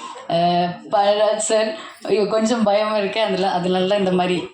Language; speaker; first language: Tamil; non-native, learner; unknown